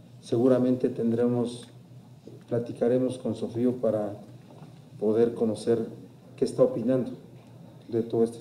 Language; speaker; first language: Spanish; native; Spanish